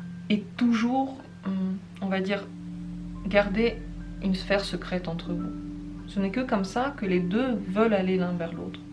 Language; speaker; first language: French; native; French